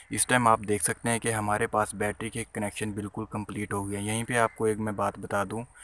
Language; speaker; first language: Urdu; non-native, local second language; Punjabi